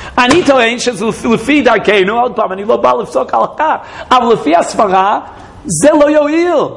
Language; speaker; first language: Hebrew; non-native, fluent; English